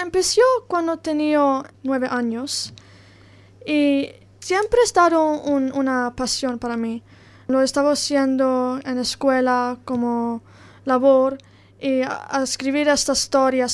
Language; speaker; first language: Spanish; non-native, learner; Italian